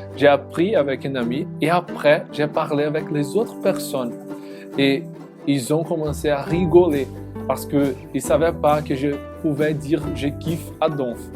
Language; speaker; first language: French; non-native, learner; Portuguese